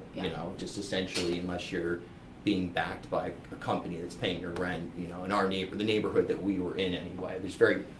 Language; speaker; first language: English; native; English